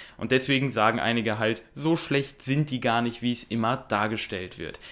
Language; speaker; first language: German; native; German